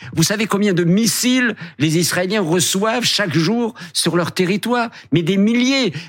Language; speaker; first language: French; native; French